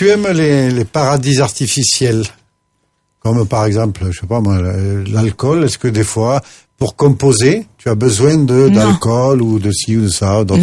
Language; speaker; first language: French; native; French